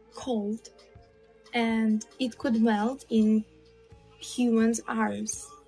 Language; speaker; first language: English; non-native, fluent; Russian